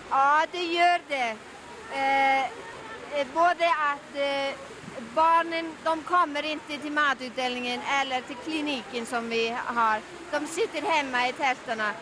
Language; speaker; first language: Danish; non-native, learner; Icelandic